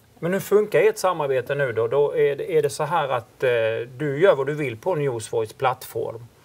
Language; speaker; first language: Swedish; native; Swedish